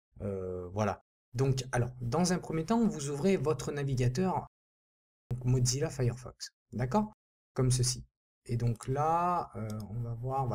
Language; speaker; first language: French; native; French